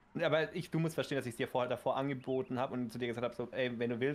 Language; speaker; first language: German; native; German